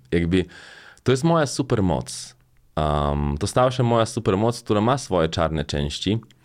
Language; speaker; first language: Polish; non-native, fluent; Slovenian